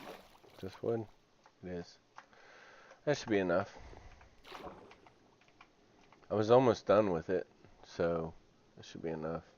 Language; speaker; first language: English; native; English